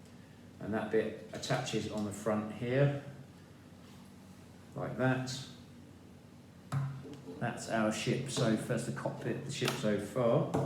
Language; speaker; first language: English; native; English